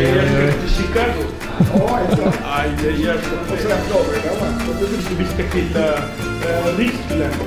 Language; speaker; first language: Swedish; non-native, fluent; Arabic